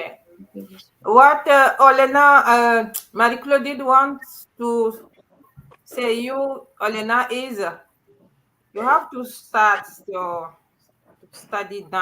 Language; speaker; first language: English; non-native, learner; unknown